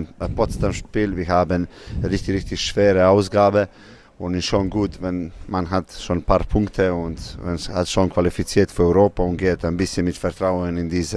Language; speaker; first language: German; non-native, fluent; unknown